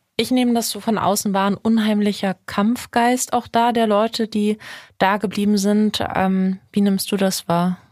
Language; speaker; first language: German; native; German